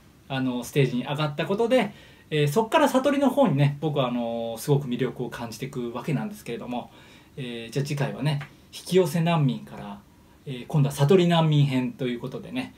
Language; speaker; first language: Japanese; native; Japanese